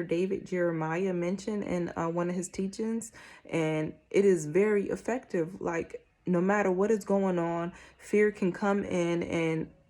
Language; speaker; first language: English; native; English